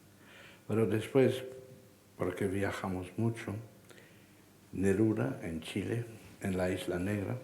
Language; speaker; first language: Spanish; non-native, fluent; Dutch